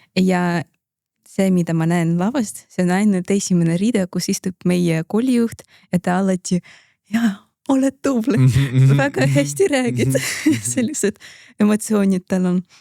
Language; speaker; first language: Estonian; non-native, local second language; Russian